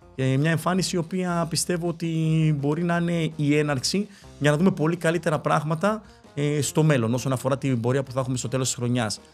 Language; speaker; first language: Greek; early bilingual, other home language; Spanish